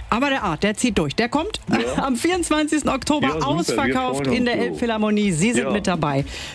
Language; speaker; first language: German; native; German